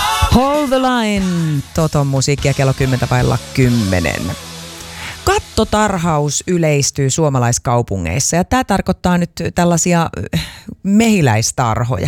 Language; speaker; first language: Finnish; native; Finnish